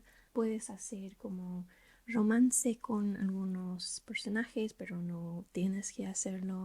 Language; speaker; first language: Spanish; non-native, learner; English